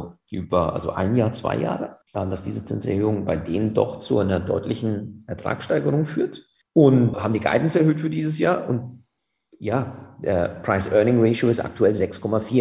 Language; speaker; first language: German; native; German